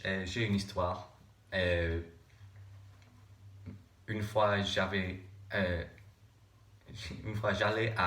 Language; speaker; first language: French; non-native, learner; English